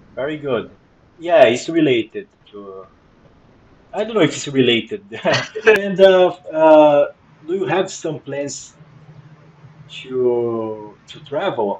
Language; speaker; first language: English; non-native, fluent; Portuguese